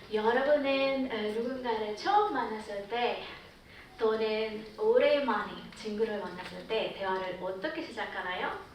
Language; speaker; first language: Korean; non-native, fluent; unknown